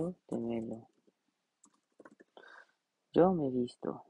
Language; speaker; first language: Spanish; non-native, learner; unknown